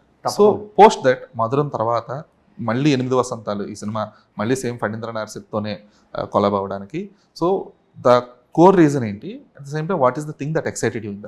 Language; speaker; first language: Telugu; native; Telugu